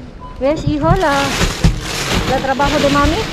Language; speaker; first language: Spanish; non-native, learner; Filipino